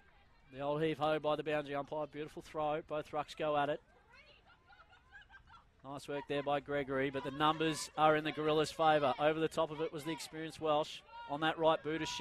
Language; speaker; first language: English; native; English